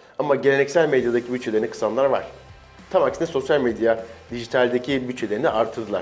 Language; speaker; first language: Turkish; native; Turkish